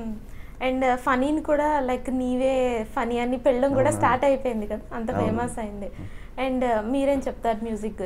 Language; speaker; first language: Telugu; native; Telugu